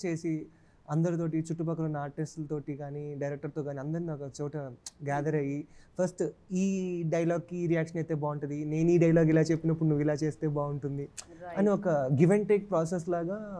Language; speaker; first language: Telugu; native; Telugu